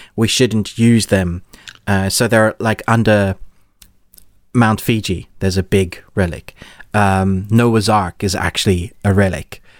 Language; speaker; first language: English; native; English